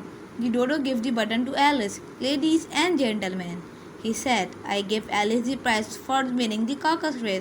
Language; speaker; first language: English; non-native, local second language; Urdu